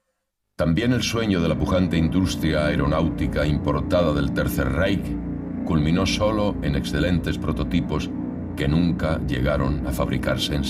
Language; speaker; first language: Spanish; native; Spanish